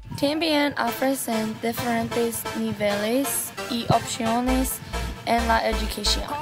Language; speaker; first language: Spanish; non-native, learner; English